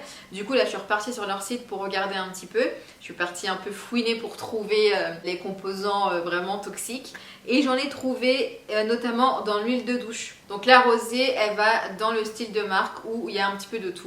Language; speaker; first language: French; native; French